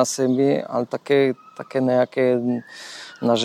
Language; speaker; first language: Czech; non-native, learner; Polish